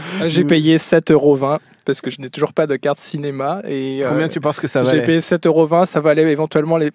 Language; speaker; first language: French; native; French